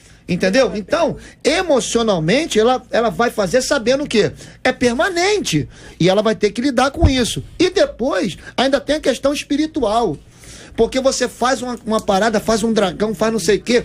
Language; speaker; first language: Portuguese; native; Portuguese